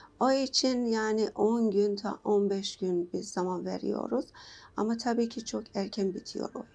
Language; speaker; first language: Turkish; non-native, learner; Persian